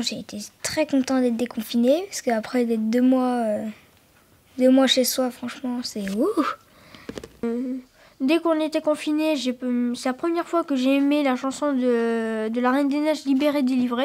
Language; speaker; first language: French; native; French